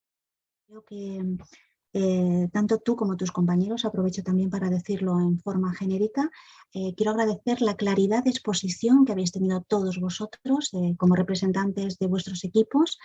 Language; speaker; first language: Spanish; native; Spanish